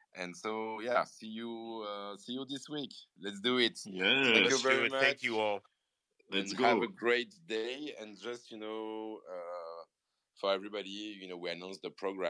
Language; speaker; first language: English; non-native, fluent; French